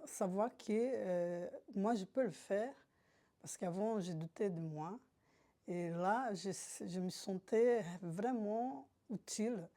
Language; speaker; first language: French; non-native, fluent; Portuguese